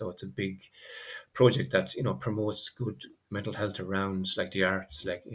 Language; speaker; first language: English; native; English